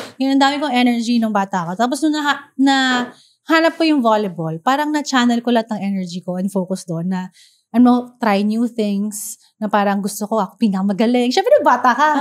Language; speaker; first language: Filipino; non-native, local second language; Hiligaynon